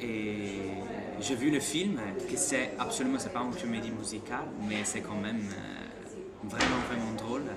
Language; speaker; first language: French; non-native, fluent; Italian